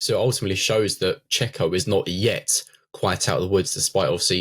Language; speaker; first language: English; native; English